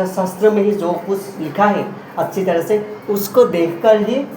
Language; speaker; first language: Hindi; non-native, local second language; Assamese